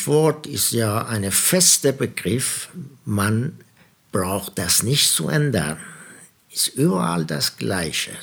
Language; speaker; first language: German; non-native, fluent; Persian